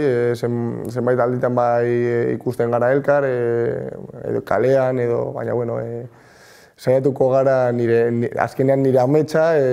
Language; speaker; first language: Basque; non-native, local second language; Spanish